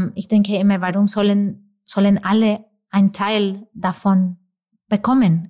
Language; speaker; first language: German; non-native, fluent; English